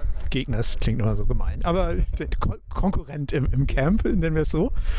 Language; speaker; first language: German; native; German